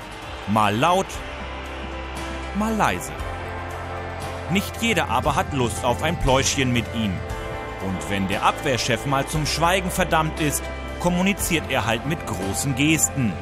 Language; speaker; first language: German; native; German